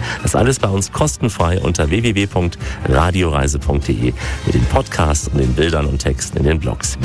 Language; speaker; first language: German; native; German